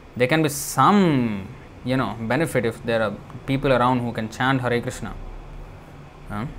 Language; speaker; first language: English; non-native, local second language; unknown